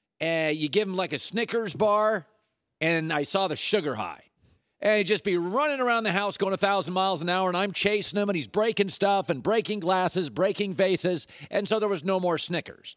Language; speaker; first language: English; native; English